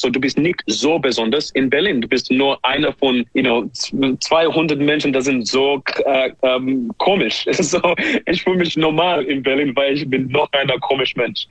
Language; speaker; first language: German; non-native, fluent; English